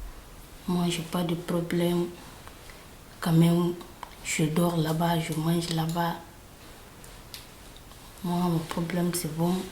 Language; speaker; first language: French; non-native, learner; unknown